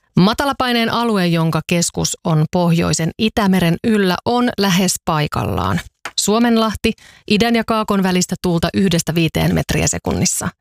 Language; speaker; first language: Finnish; native; Finnish